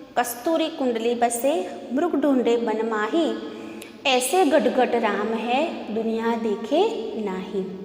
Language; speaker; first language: Hindi; non-native, local second language; Gujarati